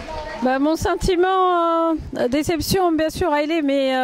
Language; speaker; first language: French; non-native, fluent; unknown